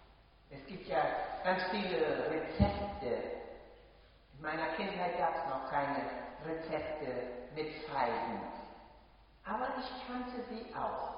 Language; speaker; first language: German; native; German